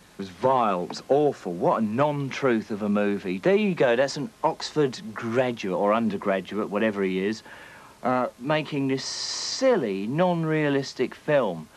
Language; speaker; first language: English; native; English